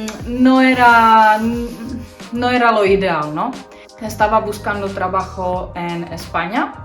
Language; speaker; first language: Spanish; non-native, fluent; Czech